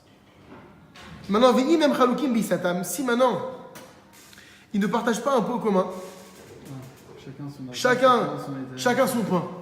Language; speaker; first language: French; native; French